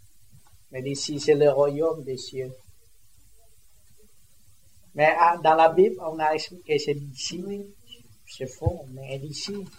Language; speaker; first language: French; non-native, learner; Vietnamese